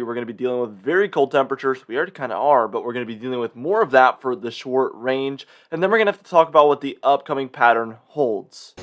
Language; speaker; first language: English; native; English